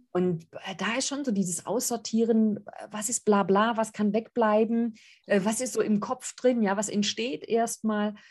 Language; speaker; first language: German; early bilingual, other home language; Greek